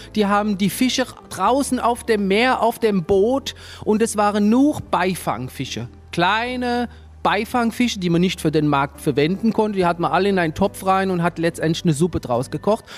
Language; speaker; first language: German; non-native, local second language; French